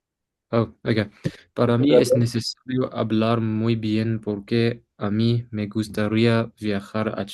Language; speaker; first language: Spanish; non-native, learner; English